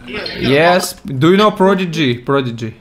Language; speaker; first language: English; non-native, learner; Russian